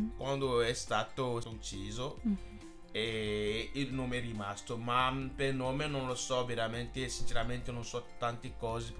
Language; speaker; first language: Italian; non-native, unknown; Ewe